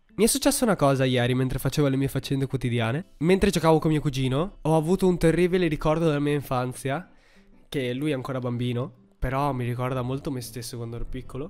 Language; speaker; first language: Italian; early bilingual, heritage; Italian